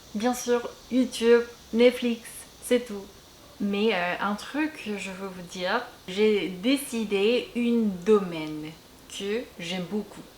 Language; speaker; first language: French; non-native, fluent; Korean